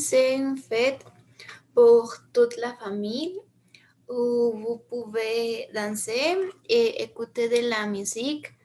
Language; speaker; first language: French; non-native, learner; Spanish